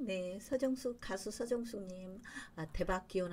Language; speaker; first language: Korean; native; Korean